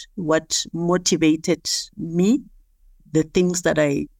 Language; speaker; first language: English; non-native, local second language; Southern Sotho